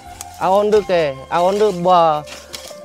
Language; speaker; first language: Portuguese; non-native, learner; Vietnamese